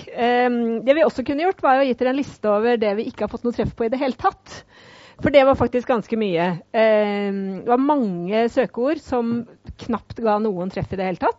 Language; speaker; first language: Norwegian; native; Norwegian